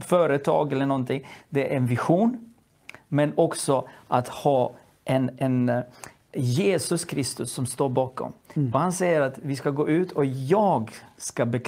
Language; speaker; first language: Swedish; non-native, fluent; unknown